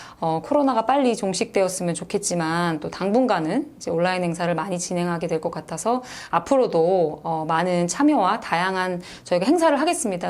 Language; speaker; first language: Korean; native; Korean